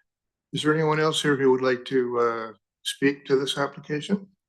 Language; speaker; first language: English; native; English